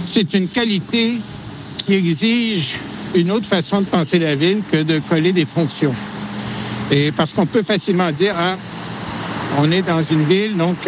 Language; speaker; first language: French; native; French